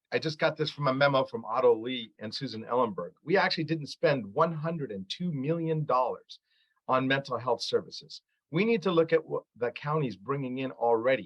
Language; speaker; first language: English; early bilingual, other home language; Arabic